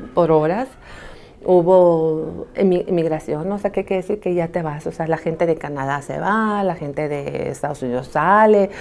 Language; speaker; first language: Spanish; early bilingual, other home language; Arabic